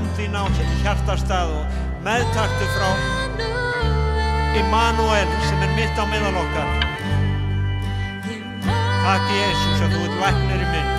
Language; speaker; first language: Icelandic; non-native, fluent; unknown